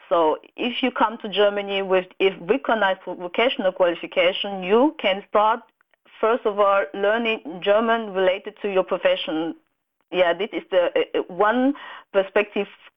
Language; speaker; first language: English; non-native, local second language; French